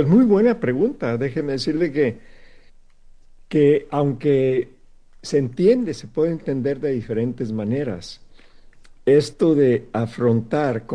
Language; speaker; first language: Spanish; native; Spanish